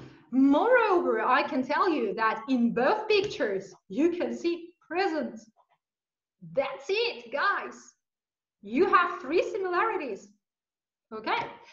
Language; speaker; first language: English; non-native, fluent; Russian